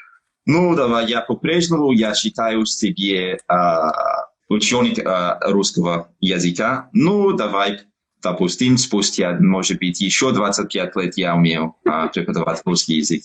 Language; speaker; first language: Russian; non-native, learner; English